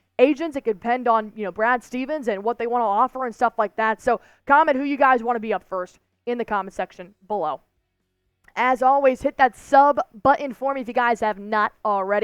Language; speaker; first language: English; native; English